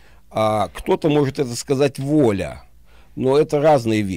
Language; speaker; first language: Russian; native; Russian